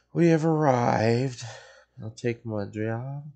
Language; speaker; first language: English; native; English